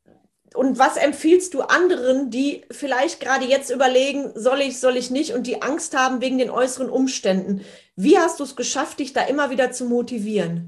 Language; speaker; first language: German; native; German